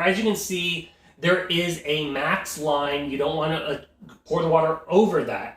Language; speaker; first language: English; native; English